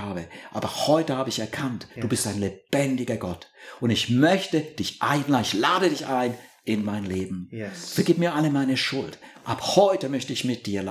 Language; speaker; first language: German; native; German